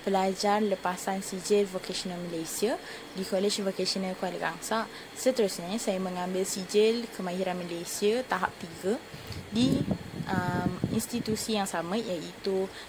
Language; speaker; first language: Malay; native; Malay